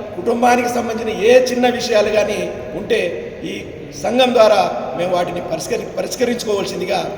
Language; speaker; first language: Telugu; non-native, local second language; Lambadi